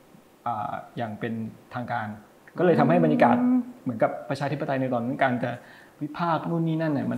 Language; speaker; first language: Thai; native; Thai